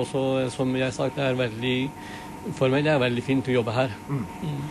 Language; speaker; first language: Norwegian; non-native, learner; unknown